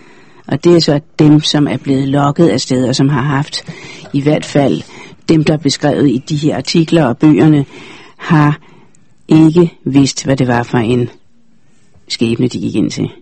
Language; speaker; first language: Danish; native; Danish